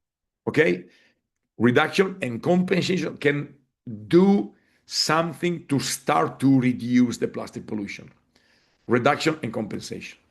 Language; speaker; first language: English; non-native, fluent; Italian